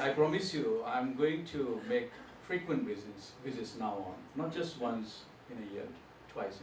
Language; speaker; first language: English; non-native, local second language; Gujarati